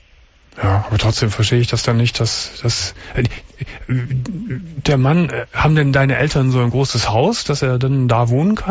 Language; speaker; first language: German; native; German